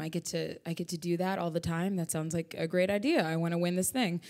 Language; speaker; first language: English; native; English